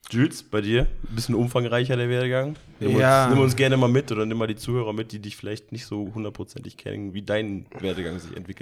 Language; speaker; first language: German; native; German